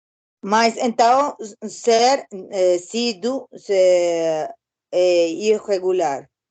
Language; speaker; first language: Portuguese; non-native, learner; Spanish